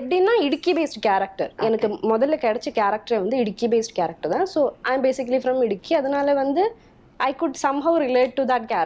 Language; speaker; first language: Tamil; non-native, local second language; Malayalam